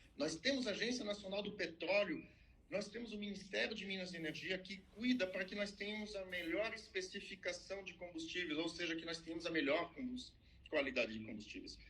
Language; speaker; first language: Portuguese; non-native, fluent; French